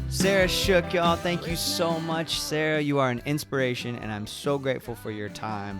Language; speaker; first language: English; native; English